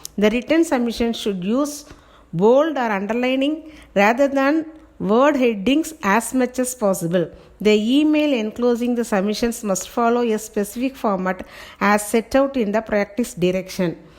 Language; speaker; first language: English; non-native, local second language; Tamil